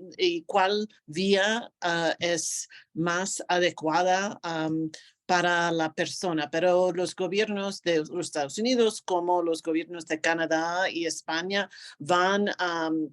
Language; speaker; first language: Spanish; non-native, fluent; English